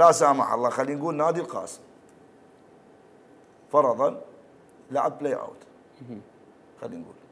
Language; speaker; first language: Arabic; native; Arabic